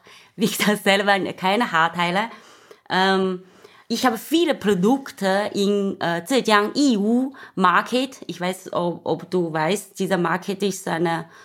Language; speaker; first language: German; non-native, learner; Chinese